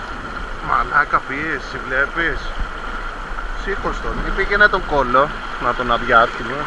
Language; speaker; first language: Greek; native; Greek